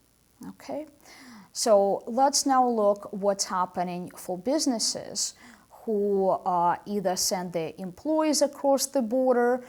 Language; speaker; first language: English; non-native, fluent; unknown